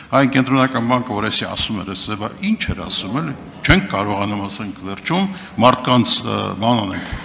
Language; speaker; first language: Armenian; native; Armenian